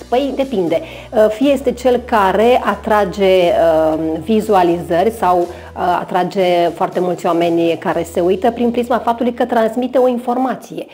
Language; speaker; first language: Romanian; native; Romanian